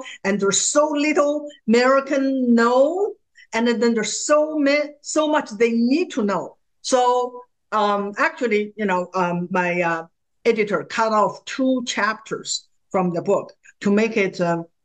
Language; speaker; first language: English; non-native, fluent; Chinese